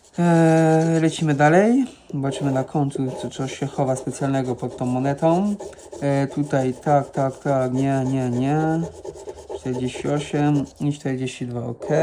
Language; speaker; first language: Polish; non-native, fluent; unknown